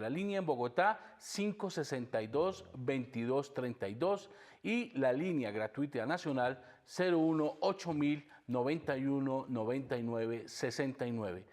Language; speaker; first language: Spanish; native; Spanish